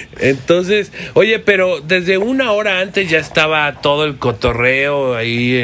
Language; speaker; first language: Spanish; native; Spanish